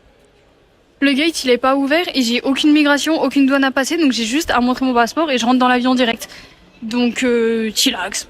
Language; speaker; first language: French; native; French